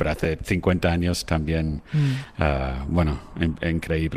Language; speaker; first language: Spanish; non-native, fluent; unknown